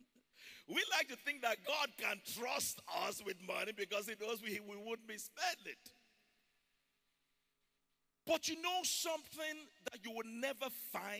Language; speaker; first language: English; non-native, local second language; Yoruba